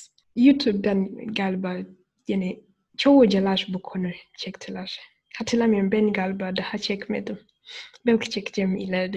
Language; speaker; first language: Turkish; non-native, fluent; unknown